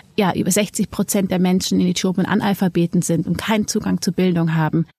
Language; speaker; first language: German; early bilingual, other home language; Amharic